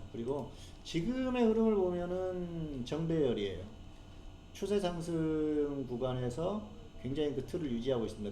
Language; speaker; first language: Korean; native; Korean